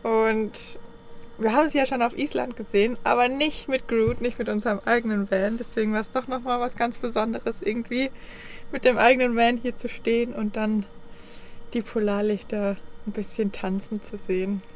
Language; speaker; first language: German; native; German